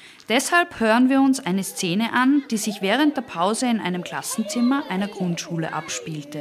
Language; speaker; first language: German; native; German